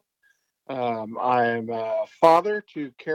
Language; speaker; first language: English; native; English